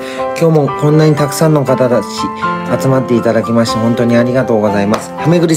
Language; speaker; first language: Japanese; native; Japanese